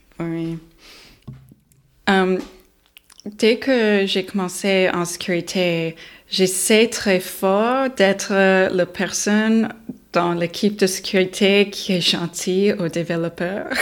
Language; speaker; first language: French; non-native, learner; English